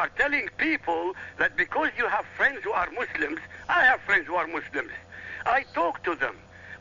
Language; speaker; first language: English; non-native, fluent; Arabic